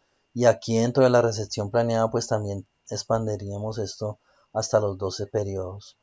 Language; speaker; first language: Spanish; native; Spanish